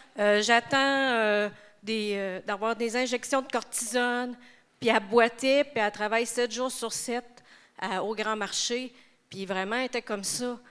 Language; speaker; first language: French; native; French